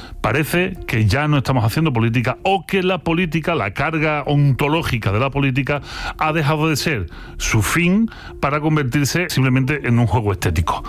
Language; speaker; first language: Spanish; native; Spanish